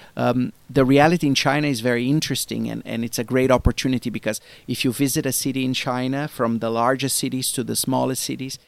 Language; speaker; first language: English; non-native, fluent; Portuguese